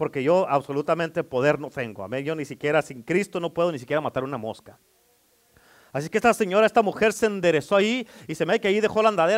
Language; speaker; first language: Spanish; native; Spanish